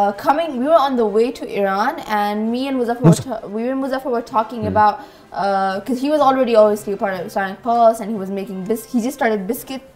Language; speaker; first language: English; native; English